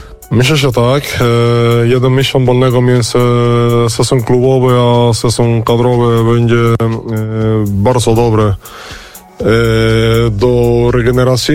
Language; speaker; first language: Polish; non-native, fluent; Spanish